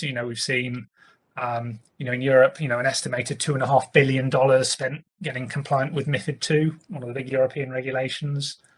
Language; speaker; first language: English; native; English